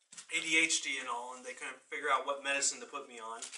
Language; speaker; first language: English; native; English